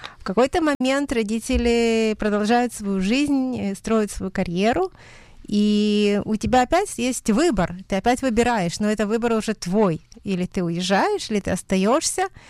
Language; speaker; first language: Russian; native; Russian